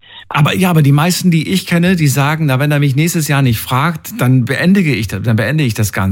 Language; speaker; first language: German; native; German